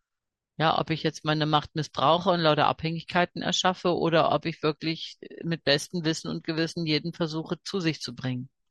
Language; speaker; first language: German; native; German